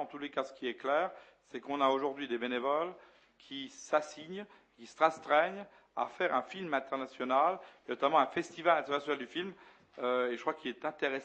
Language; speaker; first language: French; native; French